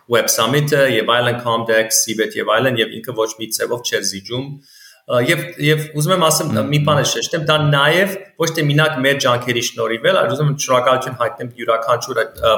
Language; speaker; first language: Armenian; early bilingual, heritage; Armenian